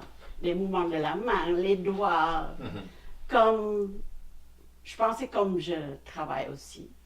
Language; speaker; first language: French; non-native, fluent; Khmer